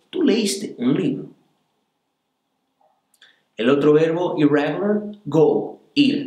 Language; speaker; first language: Spanish; non-native, fluent; Portuguese